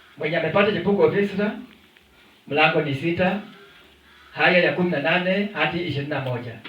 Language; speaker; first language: Swahili; non-native, local second language; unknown